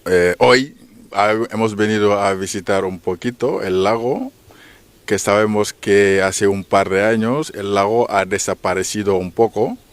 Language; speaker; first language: Spanish; non-native, fluent; Wolof